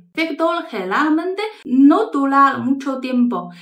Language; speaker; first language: Spanish; non-native, fluent; Chinese